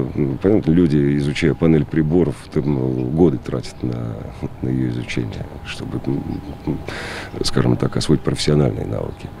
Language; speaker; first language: Russian; native; Russian